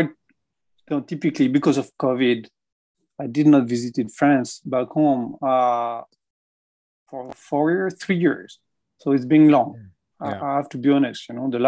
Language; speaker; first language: English; non-native, fluent; French